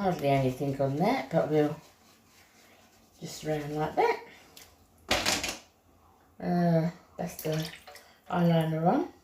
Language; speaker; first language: English; native; English